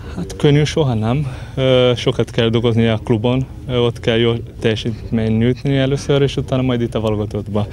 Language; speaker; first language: Hungarian; non-native, fluent; Portuguese